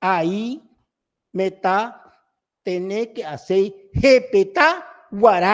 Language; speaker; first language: Spanish; non-native, local second language; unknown